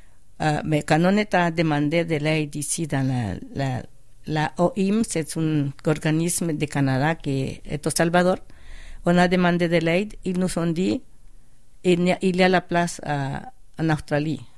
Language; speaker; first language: French; non-native, fluent; Spanish